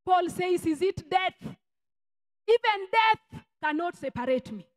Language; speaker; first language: English; non-native, local second language; Swahili